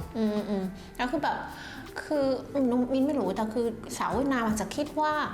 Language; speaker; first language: Thai; non-native, fluent; Vietnamese